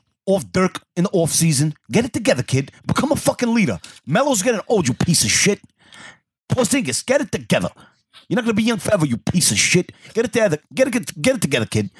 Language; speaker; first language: English; early bilingual, other home language; Spanish